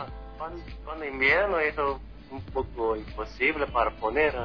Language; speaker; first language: Spanish; non-native, fluent; Korean